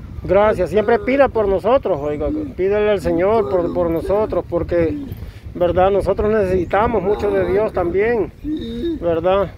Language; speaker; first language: Spanish; native; Spanish